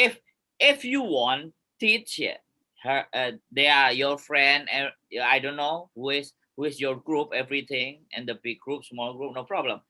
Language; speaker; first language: English; non-native, learner; Indonesian